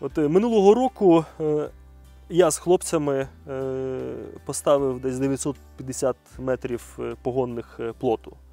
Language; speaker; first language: Ukrainian; native; Ukrainian